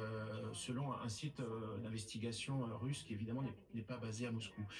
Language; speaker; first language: French; native; French